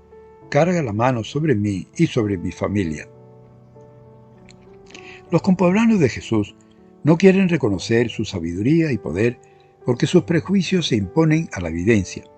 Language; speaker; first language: Spanish; native; Spanish